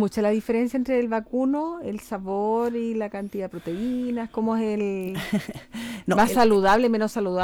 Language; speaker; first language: Spanish; native; Spanish